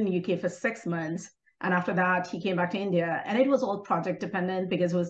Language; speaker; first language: English; non-native, local second language; Hindi